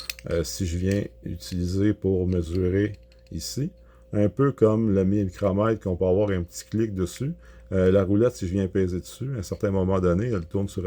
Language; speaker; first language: French; native; French